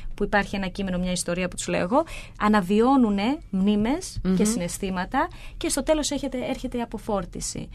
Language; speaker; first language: Greek; early bilingual, other home language; Albanian